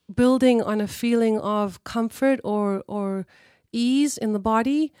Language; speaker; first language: English; early bilingual, other home language; Hebrew